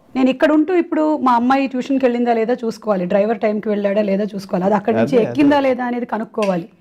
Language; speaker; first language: Telugu; non-native, local second language; Malayalam